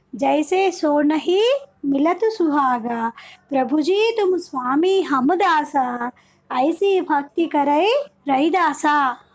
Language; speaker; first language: Hindi; non-native, local second language; Telugu